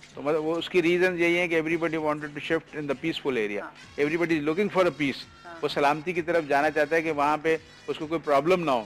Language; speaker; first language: Urdu; native; Urdu